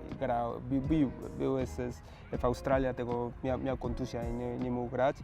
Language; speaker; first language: Polish; non-native, learner; Spanish